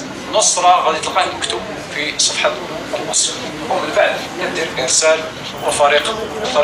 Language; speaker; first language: Arabic; native; Arabic